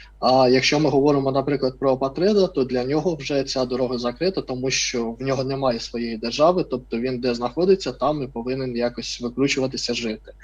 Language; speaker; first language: Ukrainian; non-native, fluent; Russian